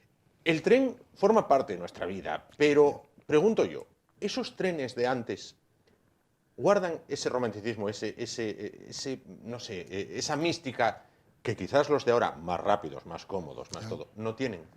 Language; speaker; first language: Spanish; native; Spanish